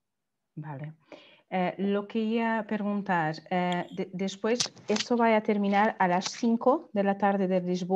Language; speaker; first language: Spanish; non-native, fluent; Portuguese